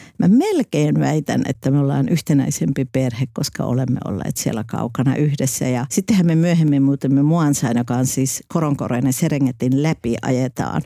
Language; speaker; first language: Finnish; native; Finnish